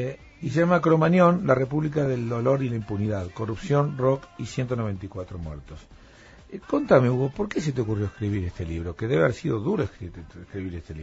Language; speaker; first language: Spanish; native; Spanish